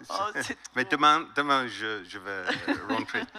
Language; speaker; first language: French; non-native, learner; English